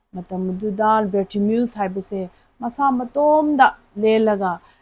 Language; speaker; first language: Manipuri; non-native, local second language; Rongmei Naga